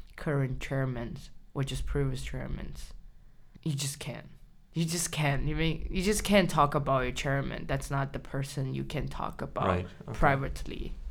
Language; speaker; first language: English; non-native, learner; Chinese